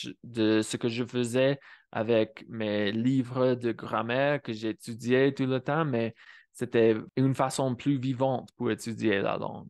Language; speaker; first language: French; non-native, fluent; English